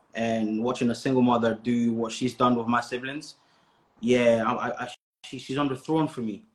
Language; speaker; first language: English; native; English